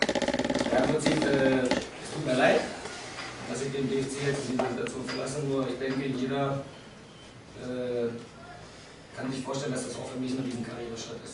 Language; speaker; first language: German; native; German